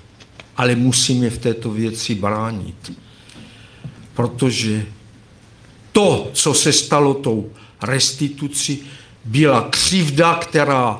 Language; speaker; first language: Czech; native; Czech